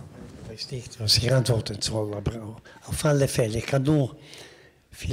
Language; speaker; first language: German; non-native, local second language; Italian